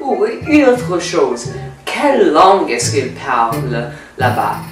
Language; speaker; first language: French; non-native, learner; English